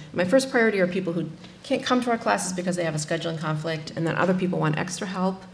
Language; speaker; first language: English; native; English